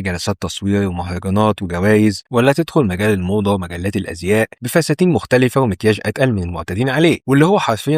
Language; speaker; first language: Arabic; native; Arabic